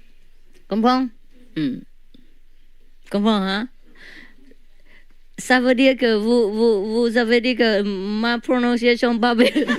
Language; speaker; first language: French; non-native, learner; Vietnamese